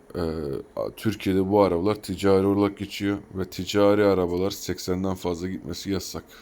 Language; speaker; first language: Turkish; early bilingual, heritage; Turkish